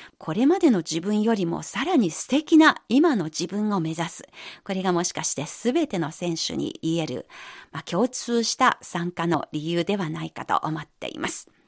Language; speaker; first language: Japanese; non-native, fluent; Chinese